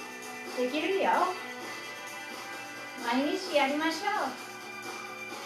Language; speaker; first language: Japanese; non-native, fluent; English